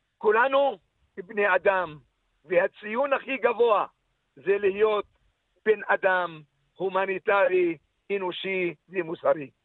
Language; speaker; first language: Hebrew; non-native, local second language; Arabic